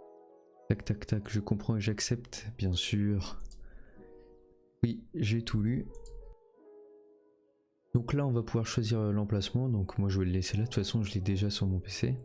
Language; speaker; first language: French; native; French